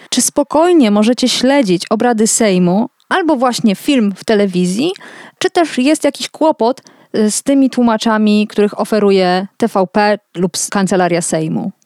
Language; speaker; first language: Polish; native; Polish